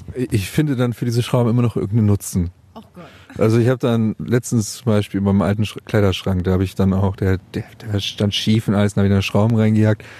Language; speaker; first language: German; native; German